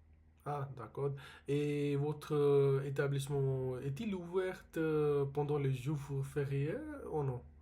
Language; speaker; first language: French; non-native, learner; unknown